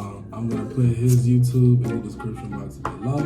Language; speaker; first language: English; native; English